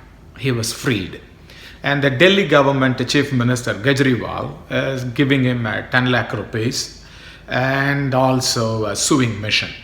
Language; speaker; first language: English; non-native, local second language; Tamil